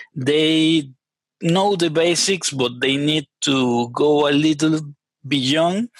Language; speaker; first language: English; non-native, fluent; Spanish